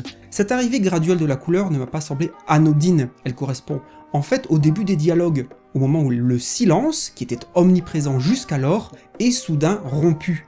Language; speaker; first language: French; native; French